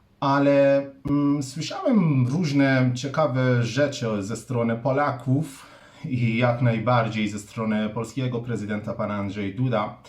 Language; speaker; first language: Polish; non-native, fluent; Persian